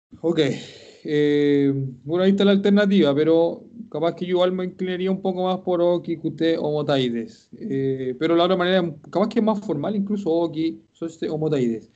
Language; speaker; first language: Spanish; native; Spanish